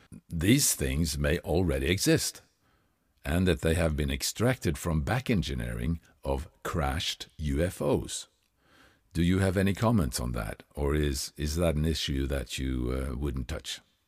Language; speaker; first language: English; non-native, fluent; Norwegian